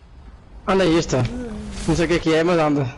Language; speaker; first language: Portuguese; native; Portuguese